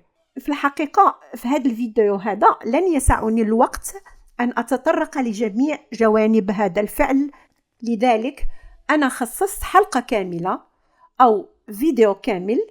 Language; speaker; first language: Arabic; native; Arabic